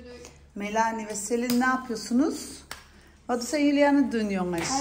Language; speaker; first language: Turkish; early bilingual, heritage; Turkish